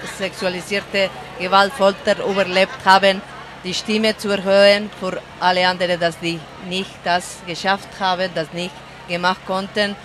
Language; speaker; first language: German; non-native, fluent; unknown